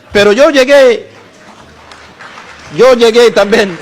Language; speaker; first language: Spanish; non-native, learner; Portuguese